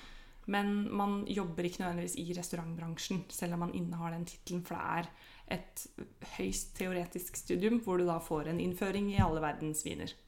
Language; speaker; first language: Norwegian; native; Norwegian